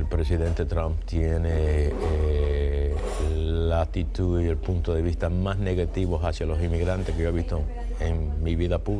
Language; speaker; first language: Spanish; early bilingual, heritage; Spanish